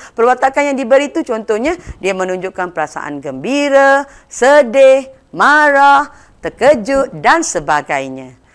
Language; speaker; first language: Malay; non-native, local second language; Tamil